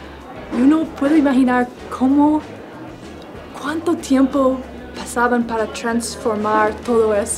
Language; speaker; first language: Spanish; non-native, fluent; English